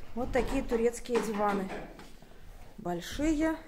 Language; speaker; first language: Russian; native; Russian